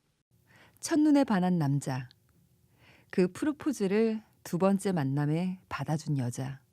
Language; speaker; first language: Korean; native; Korean